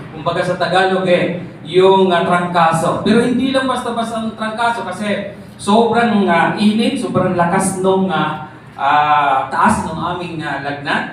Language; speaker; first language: Filipino; non-native, local second language; Masbatenyo